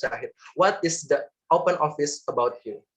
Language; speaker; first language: English; non-native, learner; Indonesian